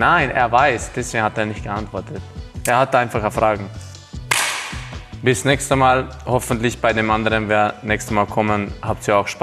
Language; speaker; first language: German; non-native, fluent; Hungarian